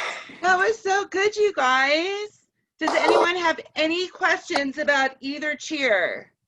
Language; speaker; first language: English; native; English